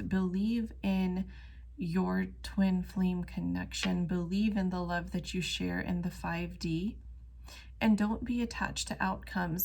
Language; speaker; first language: English; native; English